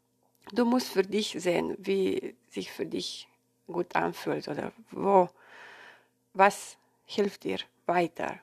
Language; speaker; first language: German; non-native, fluent; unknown